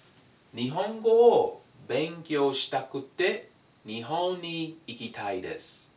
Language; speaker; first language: Japanese; non-native, fluent; English